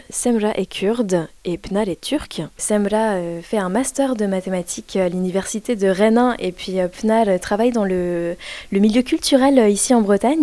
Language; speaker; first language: French; native; French